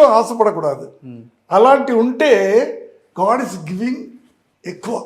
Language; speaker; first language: Telugu; non-native, learner; Tamil